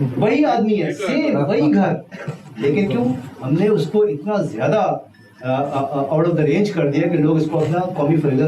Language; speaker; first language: Urdu; non-native, local second language; Punjabi